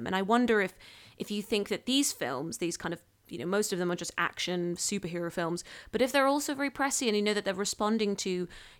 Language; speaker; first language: English; non-native, local second language; Cantonese